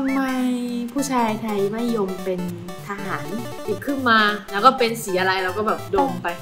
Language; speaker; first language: Thai; non-native, fluent; Chinese